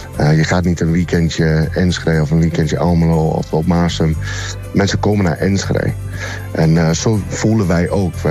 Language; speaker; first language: Dutch; non-native, fluent; English